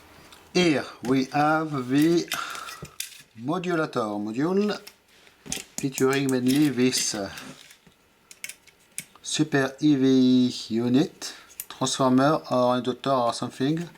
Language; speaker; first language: English; non-native, fluent; French